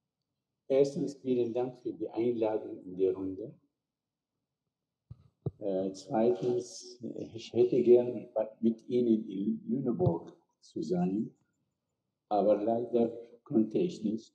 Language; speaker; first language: German; non-native, fluent; Arabic